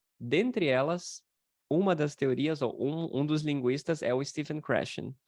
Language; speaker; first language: Portuguese; native; Portuguese